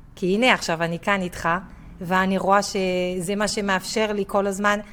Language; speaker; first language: Hebrew; non-native, fluent; French